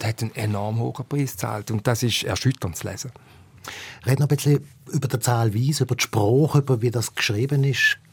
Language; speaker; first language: German; native; German